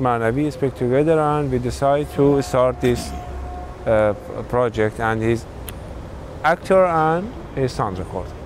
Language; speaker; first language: English; non-native, learner; Persian